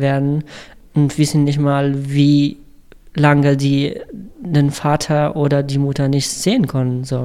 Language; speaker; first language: German; non-native, fluent; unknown